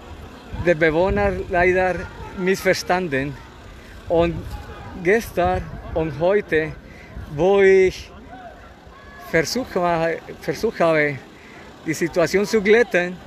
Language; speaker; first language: German; non-native, fluent; Spanish